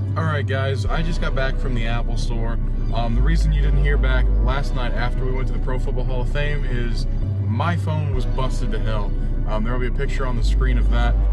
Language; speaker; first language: English; native; English